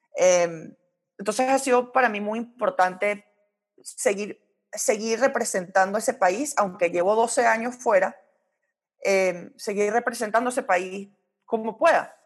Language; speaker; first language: Spanish; early bilingual, heritage; Spanish